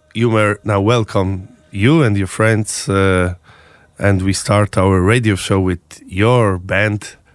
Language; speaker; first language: English; non-native, learner; Polish